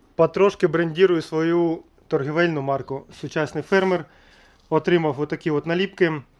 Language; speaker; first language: Ukrainian; native; Ukrainian